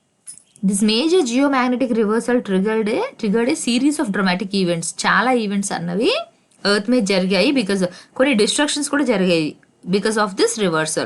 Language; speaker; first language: Telugu; native; Telugu